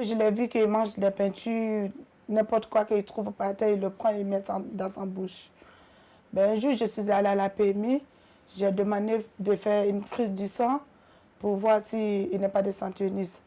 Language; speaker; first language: French; native; French